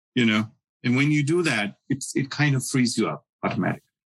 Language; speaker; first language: English; non-native, local second language; Hindi